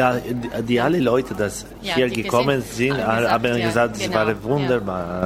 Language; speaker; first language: German; non-native, learner; Italian